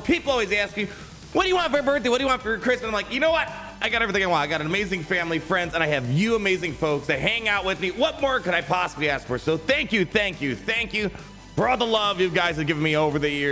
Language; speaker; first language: English; native; English